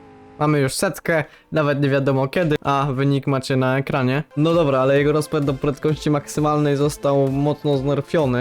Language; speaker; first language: Polish; native; Polish